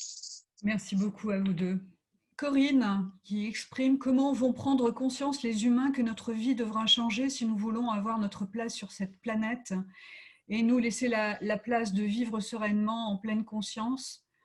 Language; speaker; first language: French; native; French